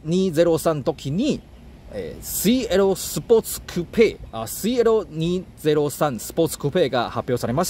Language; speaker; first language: Japanese; non-native, learner; Chinese